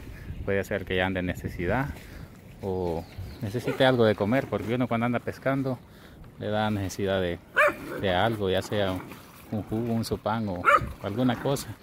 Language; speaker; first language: Spanish; native; Spanish